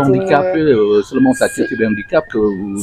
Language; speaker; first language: French; non-native, learner; Indonesian